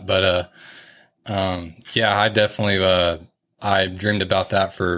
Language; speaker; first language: English; native; English